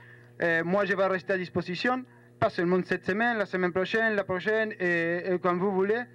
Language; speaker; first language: French; non-native, fluent; Spanish